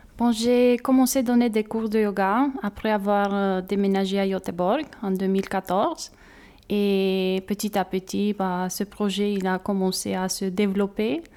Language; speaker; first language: French; non-native, fluent; Romanian